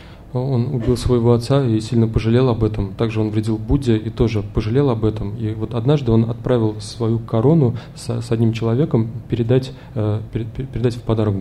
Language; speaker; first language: Russian; native; Russian